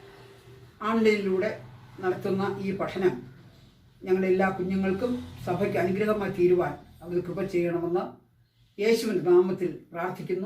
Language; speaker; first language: Malayalam; native; Malayalam